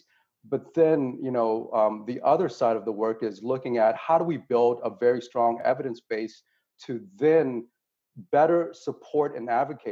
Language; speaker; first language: English; native; English